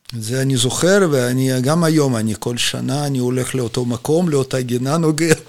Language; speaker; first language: Hebrew; non-native, fluent; Russian